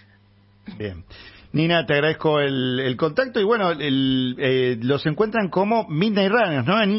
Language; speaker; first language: Spanish; native; Spanish